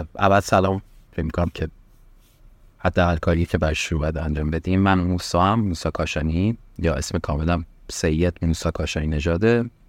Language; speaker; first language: Persian; early bilingual, heritage; Persian